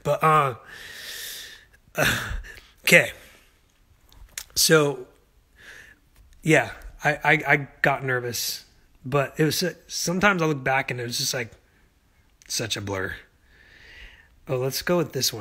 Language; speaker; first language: English; early bilingual, other home language; Spanish